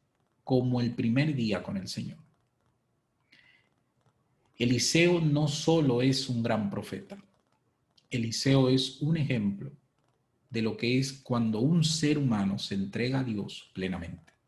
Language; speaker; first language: Spanish; native; Spanish